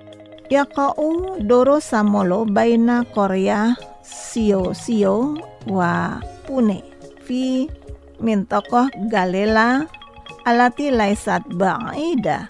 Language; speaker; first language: Arabic; non-native, learner; Indonesian